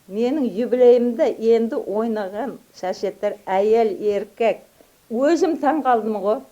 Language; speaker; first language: Uzbek; non-native, local second language; Kazakh